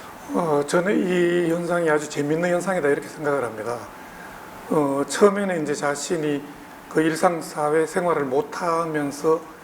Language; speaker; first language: Korean; native; Korean